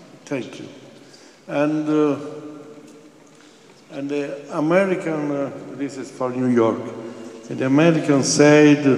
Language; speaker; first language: English; non-native, fluent; Italian